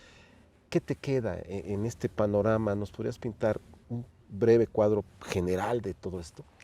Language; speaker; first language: Spanish; native; Spanish